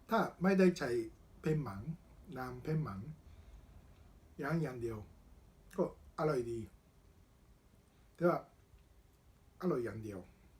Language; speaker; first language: Thai; non-native, learner; Japanese